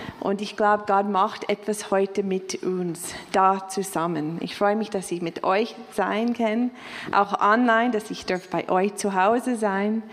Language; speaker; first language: German; non-native, fluent; English